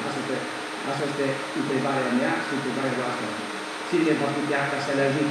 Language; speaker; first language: Romanian; non-native, learner; Greek